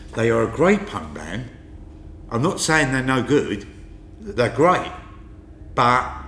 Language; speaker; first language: English; native; English